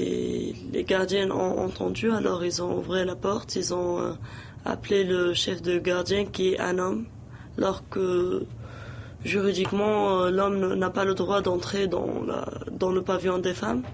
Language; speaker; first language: French; non-native, local second language; Arabic